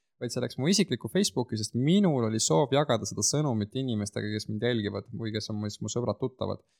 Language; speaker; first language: Estonian; native; Estonian